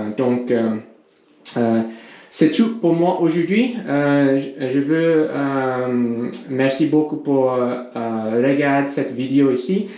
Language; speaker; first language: French; non-native, learner; English